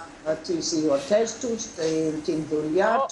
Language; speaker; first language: Greek; non-native, fluent; English